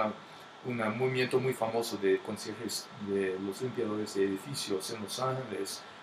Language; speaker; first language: Spanish; non-native, fluent; English